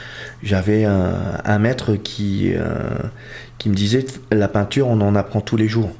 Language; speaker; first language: French; early bilingual, other home language; Portuguese